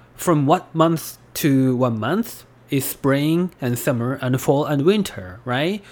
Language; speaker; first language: English; non-native, fluent; Japanese